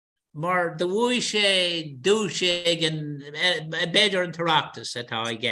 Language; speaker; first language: Irish; non-native, local second language; English